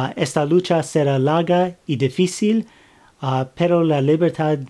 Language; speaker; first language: Spanish; non-native, learner; English